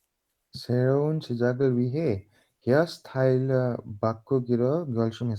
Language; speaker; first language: Korean; non-native, learner; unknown